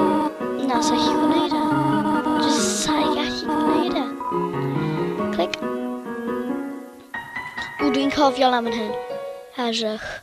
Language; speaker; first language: Welsh; non-native, local second language; English